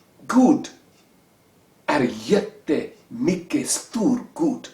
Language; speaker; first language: Swedish; non-native, learner; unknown